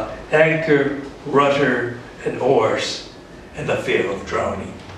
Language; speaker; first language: English; early bilingual, other home language; Spanish